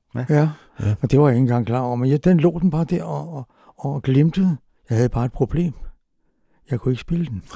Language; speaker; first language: Danish; native; Danish